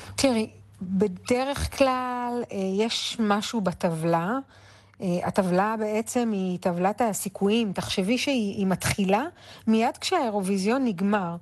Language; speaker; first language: Hebrew; native; Hebrew